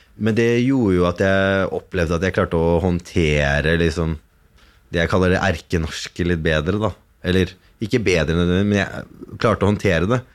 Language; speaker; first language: Norwegian; early bilingual, other home language; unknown